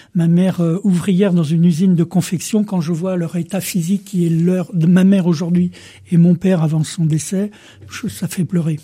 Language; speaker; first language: French; native; French